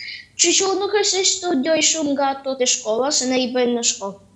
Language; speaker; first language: Albanian; early bilingual, heritage; Albanian